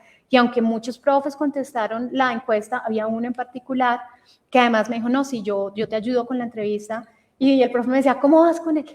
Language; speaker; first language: Spanish; native; Spanish